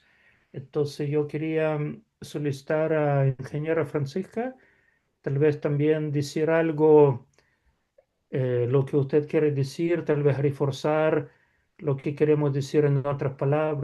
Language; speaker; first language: Spanish; non-native, fluent; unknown